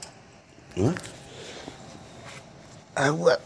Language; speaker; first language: Spanish; native; Spanish